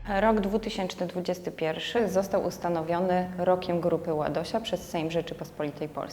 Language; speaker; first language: Polish; native; Polish